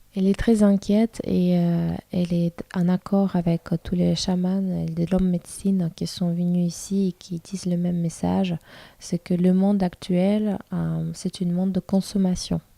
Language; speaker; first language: French; non-native, fluent; Russian